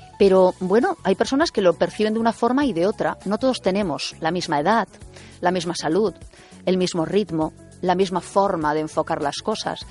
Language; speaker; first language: Spanish; native; Spanish